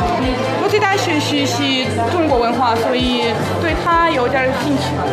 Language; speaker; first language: Chinese; non-native, learner; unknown